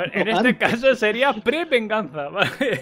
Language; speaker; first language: Spanish; native; Spanish